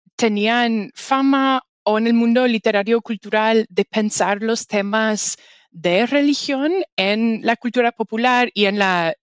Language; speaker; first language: Spanish; non-native, fluent; English